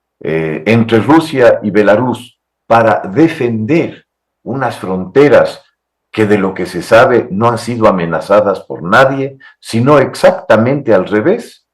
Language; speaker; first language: Spanish; native; Spanish